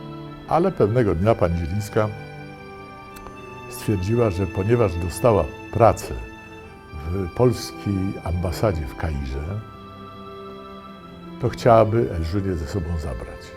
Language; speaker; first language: Polish; native; Polish